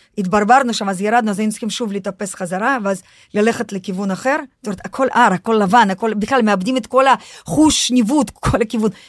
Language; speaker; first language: Hebrew; non-native, fluent; Russian